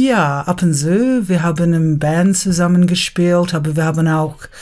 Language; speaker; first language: German; non-native, learner; English